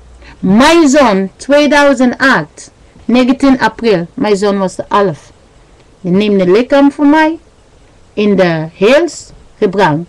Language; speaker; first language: Dutch; non-native, learner; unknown